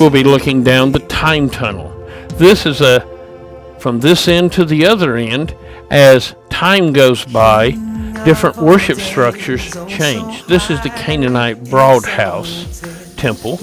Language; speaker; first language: English; native; English